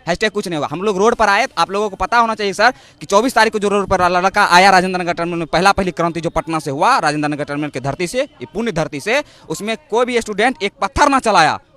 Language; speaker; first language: Hindi; native; Hindi